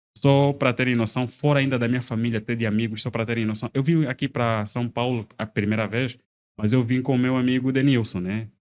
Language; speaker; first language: Portuguese; native; Portuguese